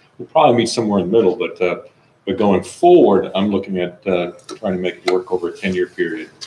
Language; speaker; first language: English; native; English